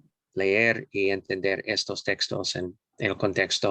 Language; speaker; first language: Spanish; non-native, fluent; English